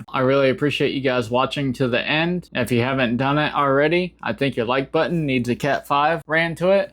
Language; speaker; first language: English; native; English